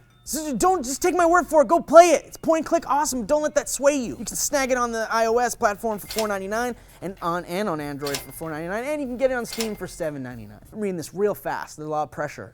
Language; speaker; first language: English; native; English